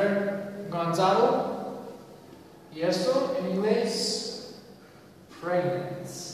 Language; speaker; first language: Spanish; non-native, learner; English